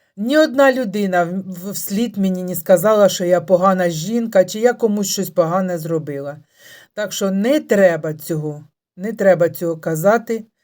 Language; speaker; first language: Ukrainian; non-native, local second language; Russian